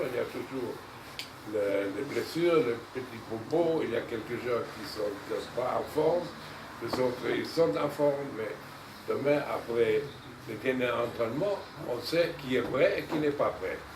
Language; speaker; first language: French; non-native, fluent; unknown